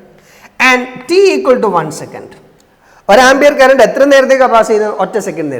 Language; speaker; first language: Malayalam; native; Malayalam